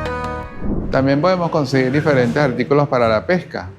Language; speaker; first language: Spanish; native; Spanish